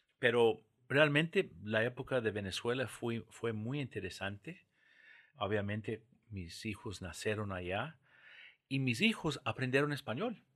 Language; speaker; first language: Spanish; non-native, fluent; English